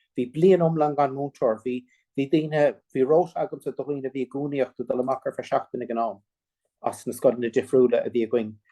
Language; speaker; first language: Irish; non-native, local second language; English